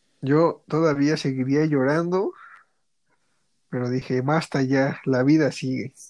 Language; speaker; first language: Spanish; native; Spanish